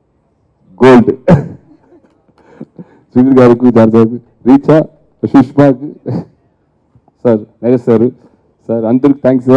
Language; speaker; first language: Telugu; non-native, learner; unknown